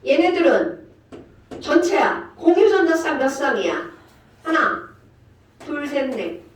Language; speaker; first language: Korean; native; Korean